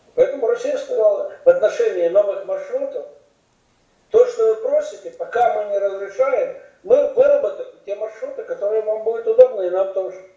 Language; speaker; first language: Russian; native; Russian